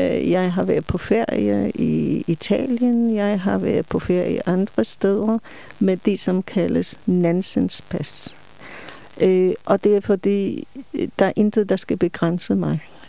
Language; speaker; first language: Danish; non-native, fluent; Polish